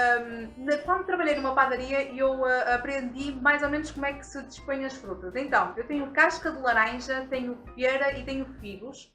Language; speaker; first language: Portuguese; native; Portuguese